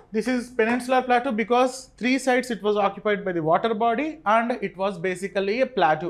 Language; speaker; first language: English; non-native, local second language; Telugu